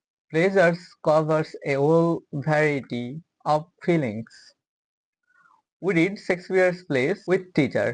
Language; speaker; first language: English; non-native, local second language; Bangla